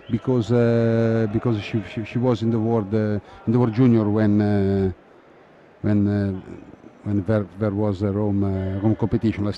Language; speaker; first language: English; non-native, fluent; Italian